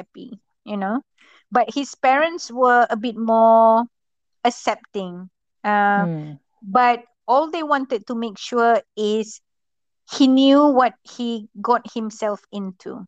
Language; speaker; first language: English; non-native, local second language; Malay